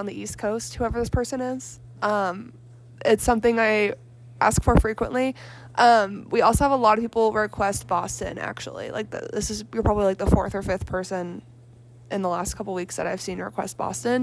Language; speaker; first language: English; native; English